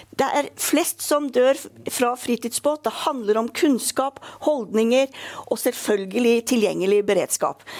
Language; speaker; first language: Norwegian; native; Norwegian